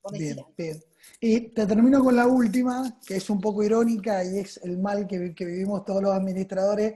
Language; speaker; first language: Spanish; native; Spanish